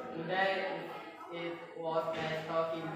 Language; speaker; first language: English; non-native, learner; Indonesian